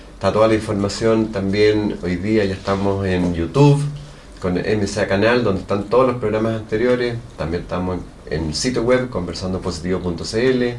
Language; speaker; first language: Spanish; native; Spanish